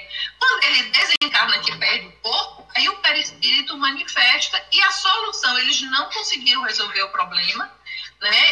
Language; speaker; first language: Portuguese; native; Portuguese